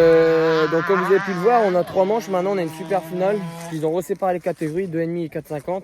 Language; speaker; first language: French; native; French